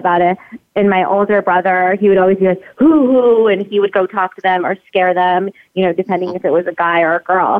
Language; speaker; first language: English; native; English